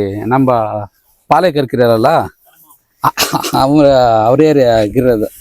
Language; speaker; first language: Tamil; non-native, local second language; Telugu